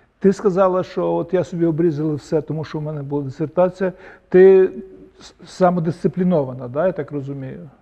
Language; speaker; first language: Ukrainian; native; Ukrainian